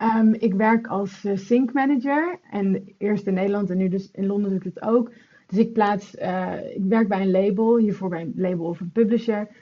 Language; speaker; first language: Dutch; native; Dutch